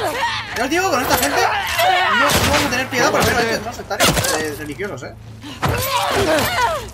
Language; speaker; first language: Spanish; native; Spanish